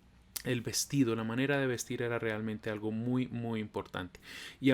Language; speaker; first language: Spanish; native; Spanish